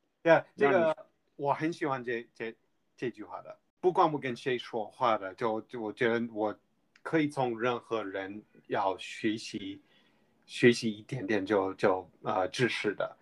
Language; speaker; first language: Chinese; non-native, fluent; English